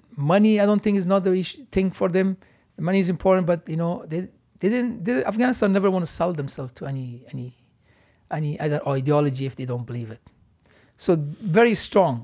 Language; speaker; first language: English; non-native, fluent; Persian